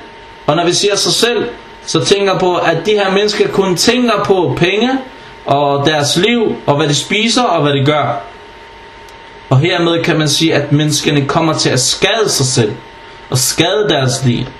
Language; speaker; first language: Danish; early bilingual, other home language; Arabic